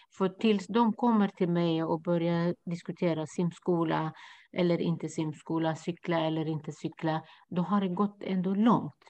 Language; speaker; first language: Swedish; non-native, fluent; Kurdish